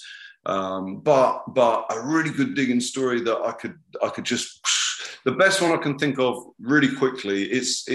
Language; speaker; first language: English; native; English